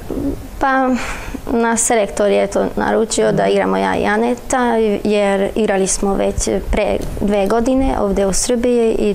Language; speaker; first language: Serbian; non-native, local second language; Hungarian